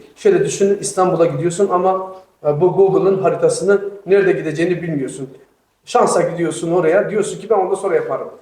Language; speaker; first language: Turkish; native; Turkish